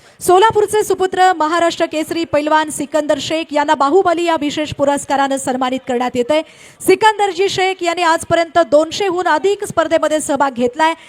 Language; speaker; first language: Marathi; native; Marathi